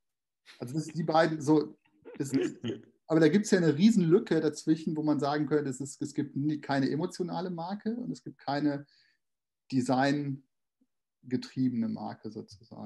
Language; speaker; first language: German; native; German